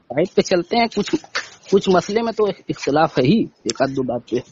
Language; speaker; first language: Hindi; native; Hindi